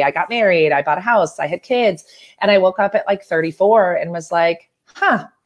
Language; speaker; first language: English; native; English